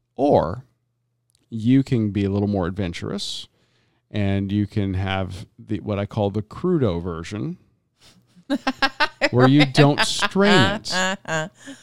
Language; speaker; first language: English; native; English